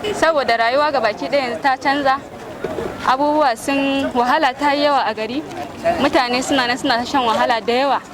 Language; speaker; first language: Hausa; native; Hausa